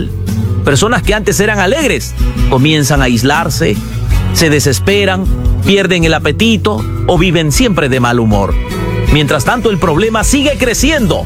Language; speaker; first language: Spanish; native; Spanish